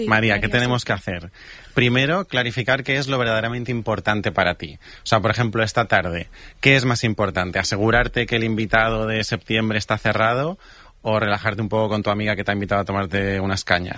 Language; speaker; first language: Spanish; native; Spanish